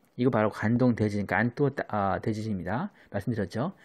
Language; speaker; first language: Korean; native; Korean